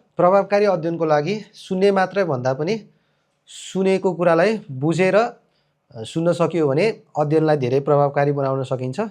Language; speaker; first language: Nepali; native; Nepali